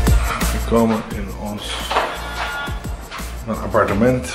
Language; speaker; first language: Dutch; non-native, fluent; Spanish